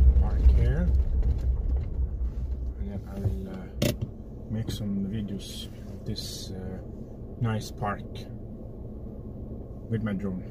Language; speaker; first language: English; non-native, fluent; Norwegian